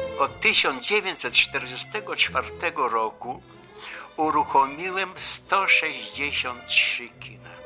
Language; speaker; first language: Polish; native; Polish